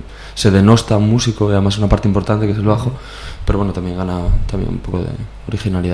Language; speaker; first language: Spanish; native; Spanish